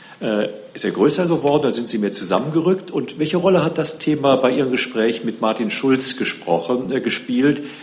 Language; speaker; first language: German; native; German